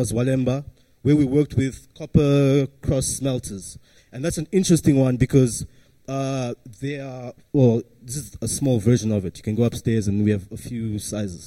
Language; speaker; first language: English; early bilingual, other home language; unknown